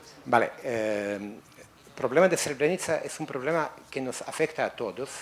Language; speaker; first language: Spanish; native; Spanish